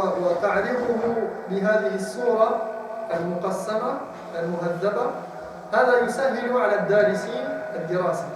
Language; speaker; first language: Arabic; non-native, fluent; French